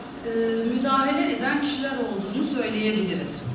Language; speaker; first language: Turkish; native; Turkish